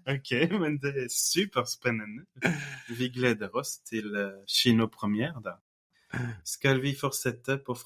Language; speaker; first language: Norwegian; non-native, fluent; French